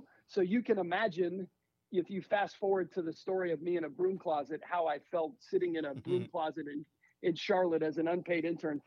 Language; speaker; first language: English; native; English